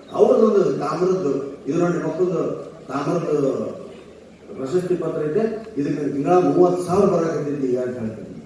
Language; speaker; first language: Kannada; native; Kannada